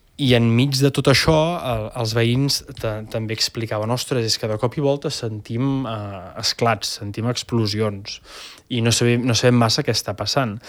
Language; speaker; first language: Catalan; native; Catalan